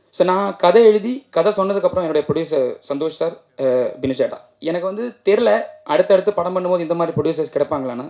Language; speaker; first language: Tamil; non-native, local second language; Malayalam